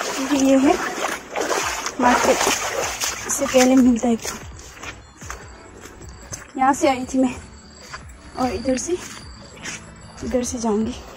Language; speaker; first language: Hindi; non-native, local second language; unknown